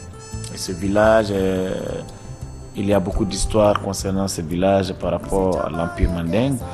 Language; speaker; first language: French; non-native, local second language; Bambara